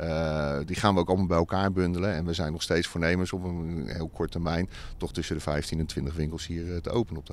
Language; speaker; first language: Dutch; native; Dutch